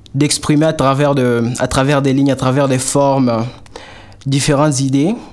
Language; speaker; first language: French; non-native, local second language; Swahili